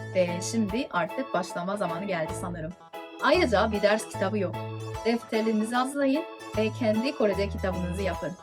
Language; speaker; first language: Turkish; non-native, fluent; Korean